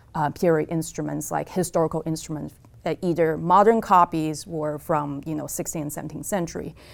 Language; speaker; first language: English; non-native, fluent; Chinese